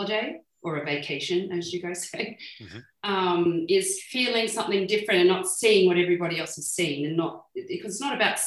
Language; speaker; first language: English; native; English